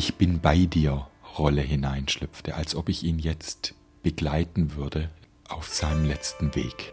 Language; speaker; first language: German; native; German